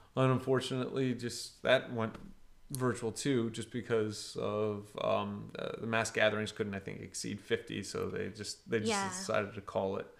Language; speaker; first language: English; early bilingual, other home language; Portuguese